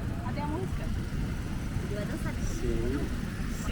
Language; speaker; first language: Portuguese; native; Portuguese